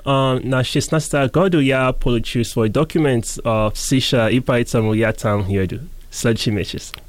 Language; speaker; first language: Russian; non-native, learner; English